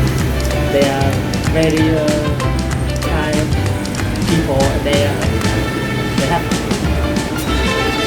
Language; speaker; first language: English; non-native, learner; Vietnamese